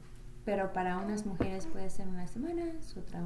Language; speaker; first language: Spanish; early bilingual, heritage; Spanish